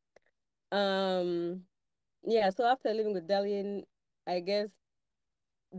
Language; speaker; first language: English; non-native, local second language; Ganda